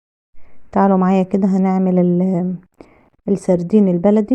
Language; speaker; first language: Arabic; native; Arabic